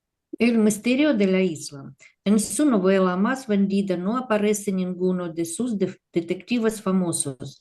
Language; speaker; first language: Spanish; non-native, learner; Russian